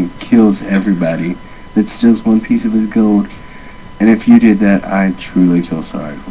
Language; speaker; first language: English; native; English